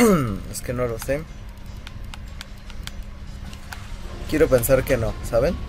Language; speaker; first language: Spanish; native; Spanish